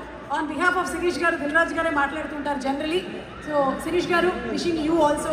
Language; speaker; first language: Telugu; native; Telugu